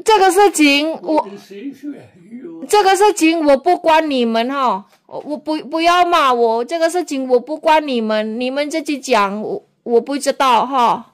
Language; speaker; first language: Chinese; non-native, local second language; Indonesian